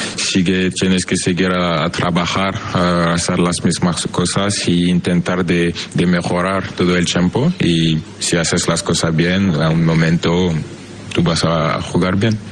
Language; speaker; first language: Spanish; non-native, fluent; French